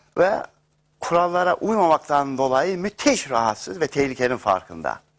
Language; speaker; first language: Turkish; native; Turkish